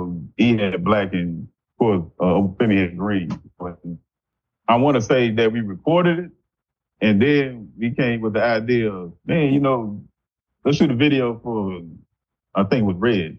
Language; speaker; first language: English; native; English